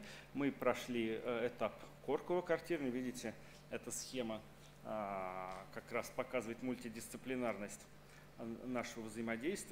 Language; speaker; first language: Russian; native; Russian